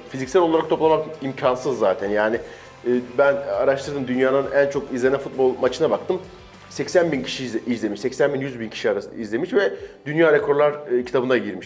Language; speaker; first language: Turkish; native; Turkish